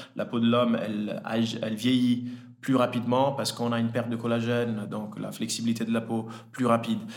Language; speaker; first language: French; early bilingual, other home language; Italian